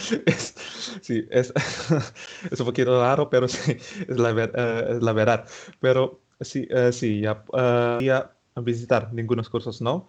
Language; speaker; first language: Spanish; non-native, fluent; Indonesian